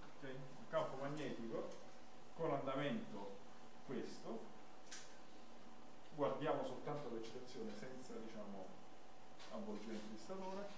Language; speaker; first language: Italian; native; Italian